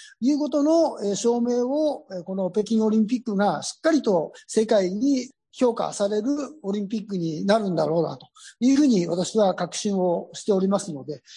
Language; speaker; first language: Japanese; native; Japanese